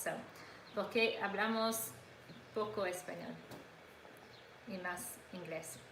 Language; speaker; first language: Spanish; non-native, learner; English